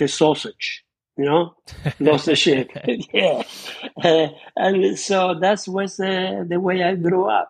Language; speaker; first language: English; non-native, fluent; Spanish